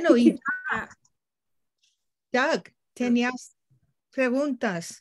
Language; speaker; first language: Spanish; non-native, learner; English